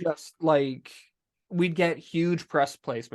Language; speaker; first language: English; native; English